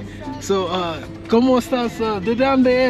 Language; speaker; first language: Spanish; non-native, learner; English